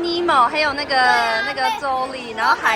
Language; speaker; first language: Chinese; native; Chinese